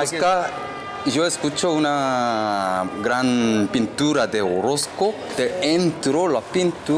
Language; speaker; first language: Spanish; non-native, learner; Korean